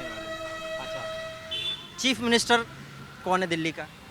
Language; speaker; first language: Hindi; native; Hindi